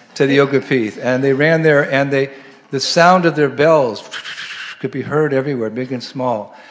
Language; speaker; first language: English; native; English